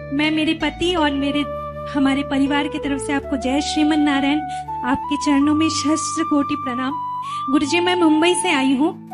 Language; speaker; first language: Hindi; non-native, local second language; Bangla